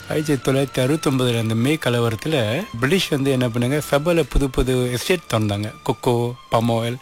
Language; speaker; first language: Tamil; non-native, local second language; Malay